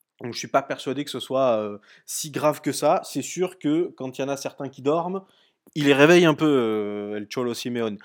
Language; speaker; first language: French; native; French